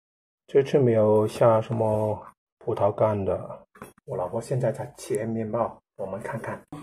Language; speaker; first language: Chinese; non-native, local second language; Cantonese